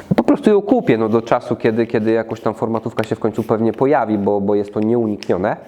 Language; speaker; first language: Polish; native; Polish